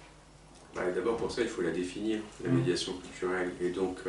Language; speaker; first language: French; native; French